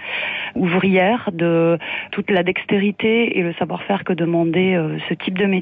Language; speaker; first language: French; native; French